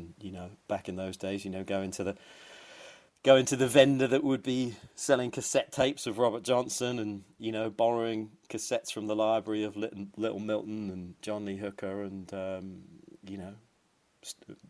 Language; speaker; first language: English; native; English